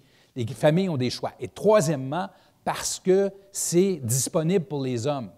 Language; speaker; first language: French; native; French